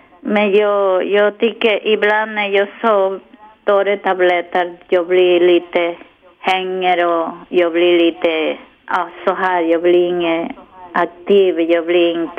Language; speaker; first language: Swedish; non-native, learner; Spanish